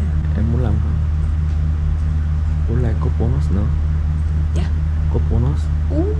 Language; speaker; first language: Vietnamese; non-native, learner; Korean